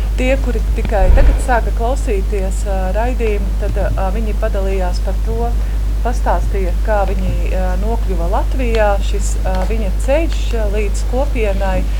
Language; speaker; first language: Latvian; native; Latvian